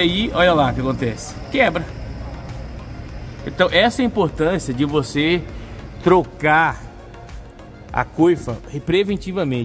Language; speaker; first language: Portuguese; native; Portuguese